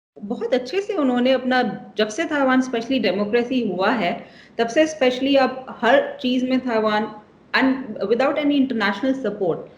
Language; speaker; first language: Hindi; native; Hindi